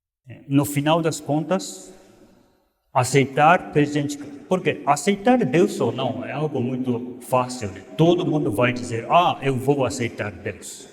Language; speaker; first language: Portuguese; non-native, fluent; Japanese